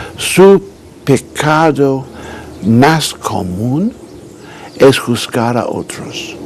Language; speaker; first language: Spanish; non-native, fluent; English